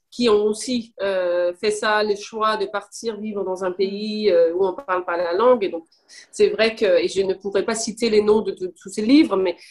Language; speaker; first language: French; non-native, fluent; Danish